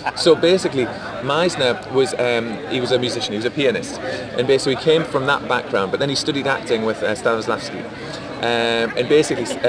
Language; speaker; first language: English; native; English